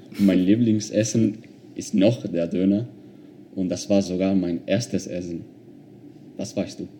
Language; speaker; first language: German; non-native, fluent; Spanish